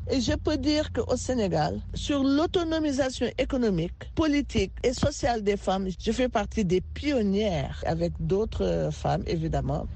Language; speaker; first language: French; non-native, local second language; Wolof